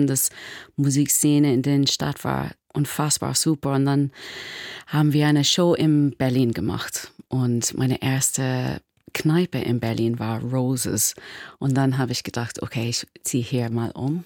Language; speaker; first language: German; non-native, learner; English